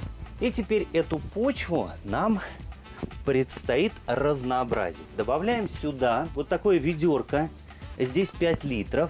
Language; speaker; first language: Russian; native; Russian